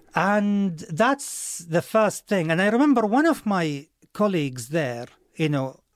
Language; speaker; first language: English; non-native, fluent; Arabic